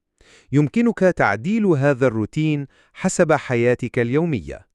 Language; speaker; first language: Arabic; non-native, fluent; Urdu